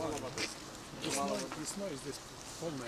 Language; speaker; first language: Russian; non-native, local second language; Tajik